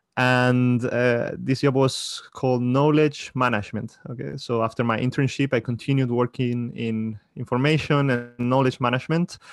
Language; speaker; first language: English; non-native, fluent; Spanish